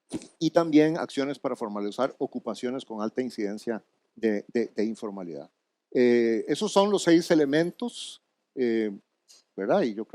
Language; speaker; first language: Spanish; native; Spanish